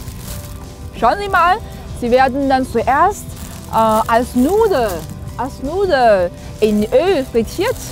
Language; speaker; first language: German; non-native, fluent; Chinese